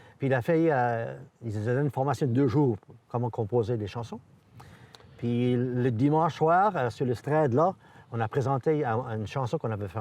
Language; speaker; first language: French; native; French